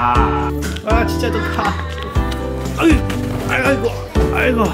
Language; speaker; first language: Korean; native; Korean